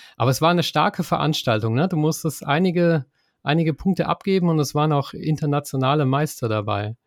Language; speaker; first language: German; native; German